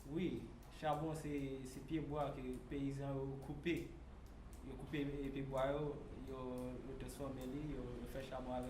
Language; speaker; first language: French; non-native, local second language; Haitian Creole